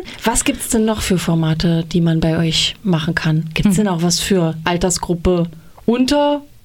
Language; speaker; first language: German; native; German